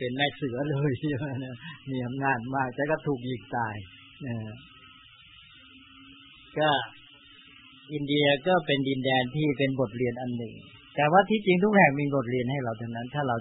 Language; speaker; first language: Thai; native; Thai